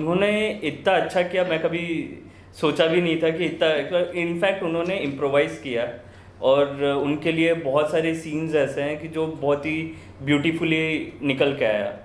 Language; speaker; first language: Hindi; non-native, local second language; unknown